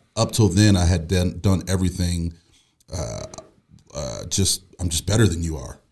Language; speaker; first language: English; native; English